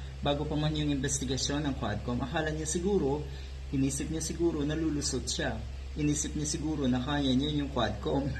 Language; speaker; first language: Filipino; native; Filipino